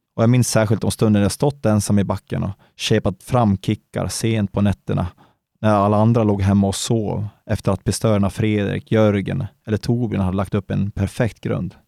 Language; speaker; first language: Swedish; native; Swedish